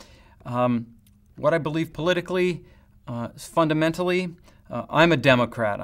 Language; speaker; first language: English; native; English